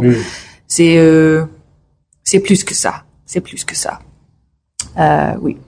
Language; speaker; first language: French; non-native, learner; English